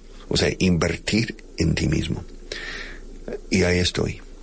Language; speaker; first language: Spanish; non-native, fluent; English